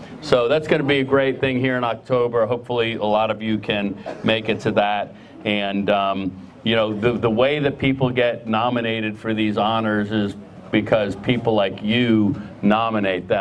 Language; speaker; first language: English; native; English